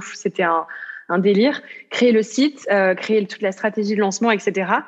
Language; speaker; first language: French; native; French